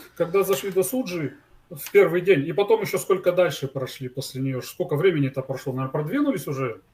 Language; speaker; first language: Russian; native; Russian